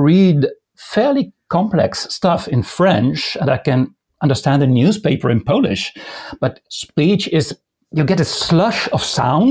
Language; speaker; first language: English; non-native, fluent; Limburgish